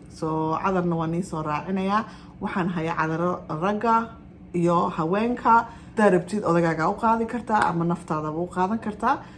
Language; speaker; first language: Somali; early bilingual, heritage; Somali